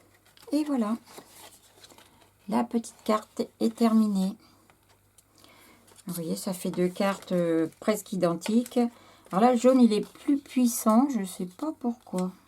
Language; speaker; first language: French; native; French